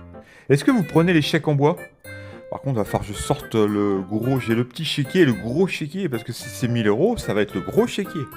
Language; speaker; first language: French; native; French